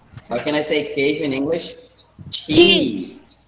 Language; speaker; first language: English; non-native, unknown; Portuguese